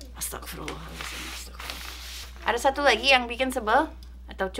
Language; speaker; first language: Indonesian; non-native, fluent; English